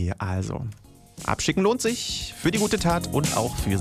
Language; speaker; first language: German; native; German